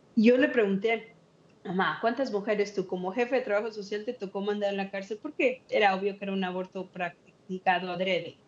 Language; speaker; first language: Spanish; native; Spanish